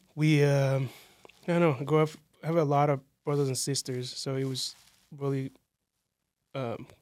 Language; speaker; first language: English; non-native, fluent; Kinyarwanda